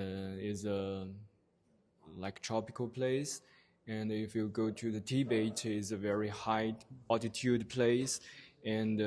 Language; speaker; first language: English; non-native, learner; Chinese